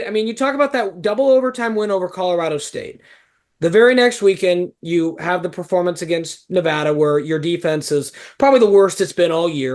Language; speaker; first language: English; native; English